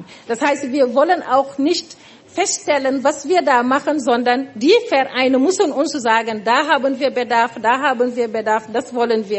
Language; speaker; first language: German; non-native, fluent; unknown